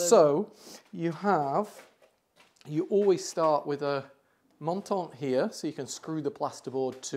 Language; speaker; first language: English; native; English